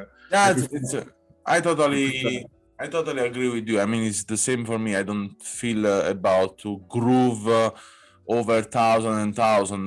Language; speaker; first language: English; non-native, fluent; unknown